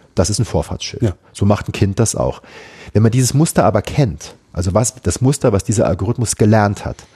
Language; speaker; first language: German; native; German